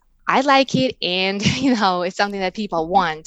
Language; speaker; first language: English; non-native, fluent; Russian